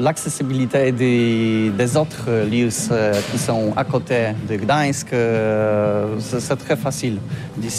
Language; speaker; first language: French; non-native, learner; Polish